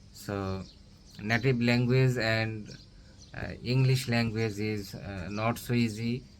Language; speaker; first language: English; non-native, learner; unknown